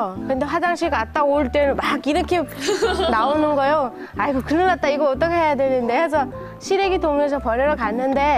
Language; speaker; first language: Korean; non-native, learner; Nepali